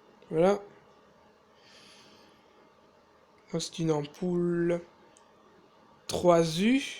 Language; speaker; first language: French; native; French